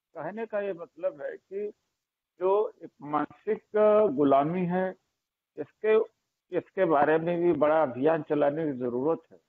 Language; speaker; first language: Hindi; native; Hindi